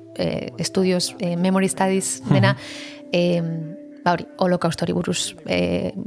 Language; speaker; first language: Basque; native; Basque